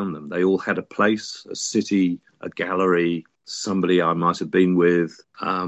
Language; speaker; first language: English; native; English